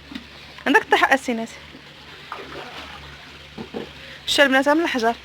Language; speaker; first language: Arabic; native; Arabic